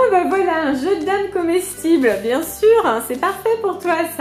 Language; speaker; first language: French; native; French